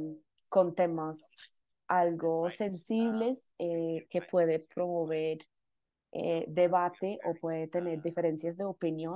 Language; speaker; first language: Spanish; non-native, fluent; Indonesian